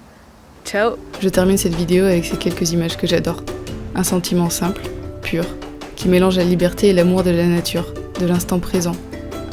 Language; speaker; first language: French; native; French